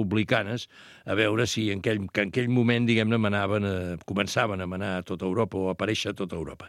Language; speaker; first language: Catalan; native; Catalan